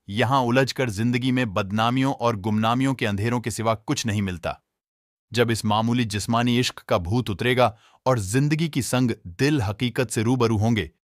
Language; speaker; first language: Hindi; native; Hindi